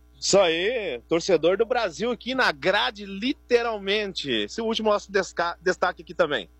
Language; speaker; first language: Portuguese; native; Portuguese